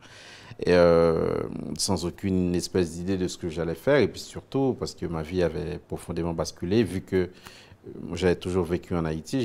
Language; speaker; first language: French; non-native, local second language; Haitian Creole